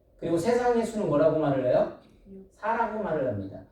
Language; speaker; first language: Korean; native; Korean